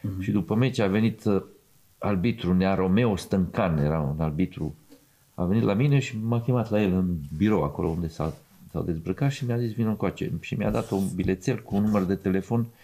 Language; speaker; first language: Romanian; non-native, local second language; Serbian